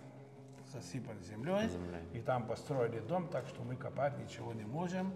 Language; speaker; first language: Russian; non-native, local second language; Lithuanian